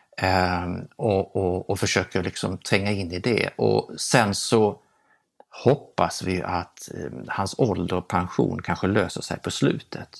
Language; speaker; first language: Swedish; native; Swedish